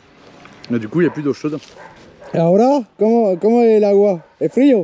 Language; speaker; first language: French; native; French